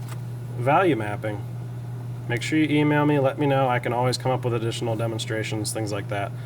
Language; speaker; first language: English; native; English